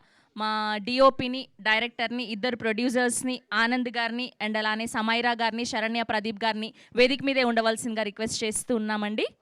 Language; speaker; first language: Telugu; native; Telugu